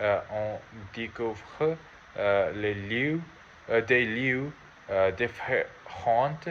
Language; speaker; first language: French; non-native, learner; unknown